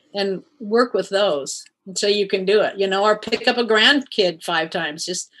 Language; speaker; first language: English; native; English